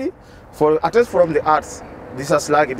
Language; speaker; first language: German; non-native, learner; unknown